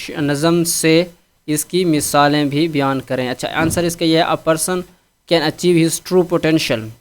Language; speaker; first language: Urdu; non-native, local second language; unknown